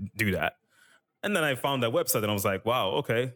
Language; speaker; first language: English; non-native, fluent; Italian